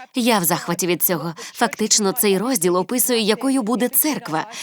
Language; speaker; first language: Ukrainian; non-native, fluent; English